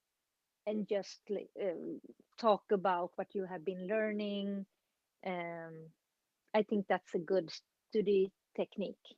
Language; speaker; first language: English; non-native, fluent; Swedish